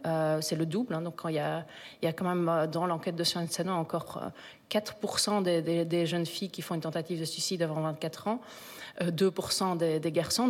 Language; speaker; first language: French; native; French